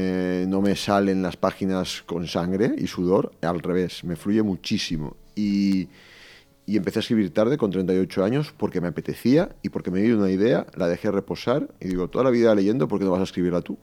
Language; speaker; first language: Spanish; native; Spanish